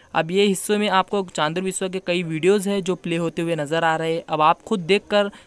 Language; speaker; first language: Hindi; non-native, local second language; Urdu